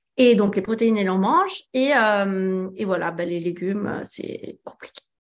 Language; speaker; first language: French; early bilingual, other home language; Italian